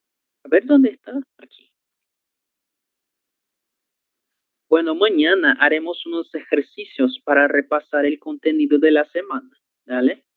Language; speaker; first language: Spanish; non-native, fluent; Portuguese